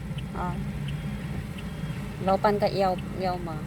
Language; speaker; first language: Chinese; non-native, learner; Filipino